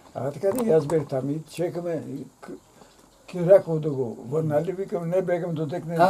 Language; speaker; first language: Bulgarian; native; Bulgarian